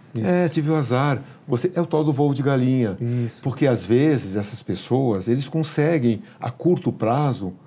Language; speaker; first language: Portuguese; early bilingual, other home language; Hungarian